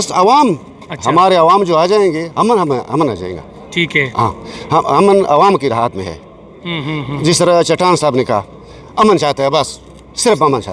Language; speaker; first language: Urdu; non-native, local second language; Pashto